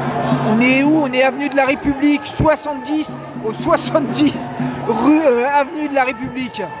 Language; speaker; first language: French; native; French